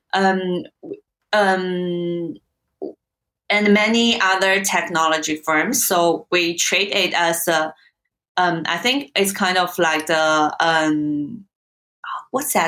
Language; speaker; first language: English; non-native, fluent; Chinese